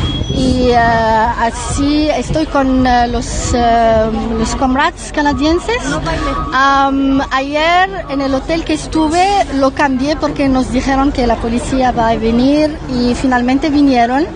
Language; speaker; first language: Spanish; non-native, learner; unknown